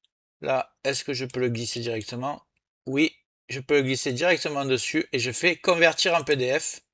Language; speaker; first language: French; native; French